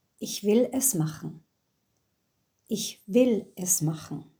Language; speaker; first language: German; non-native, fluent; English